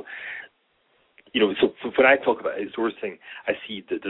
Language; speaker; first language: English; native; English